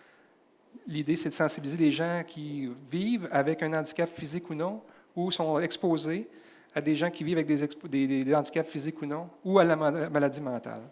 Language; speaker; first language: French; native; French